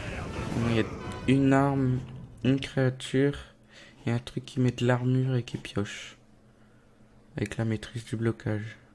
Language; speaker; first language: French; native; French